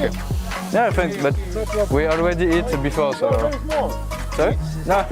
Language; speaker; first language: English; non-native, learner; French